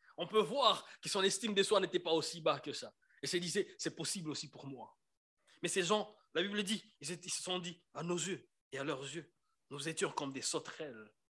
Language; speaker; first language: French; non-native, local second language; Lingala